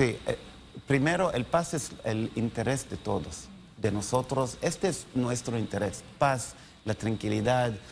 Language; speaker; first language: Spanish; non-native, learner; Hebrew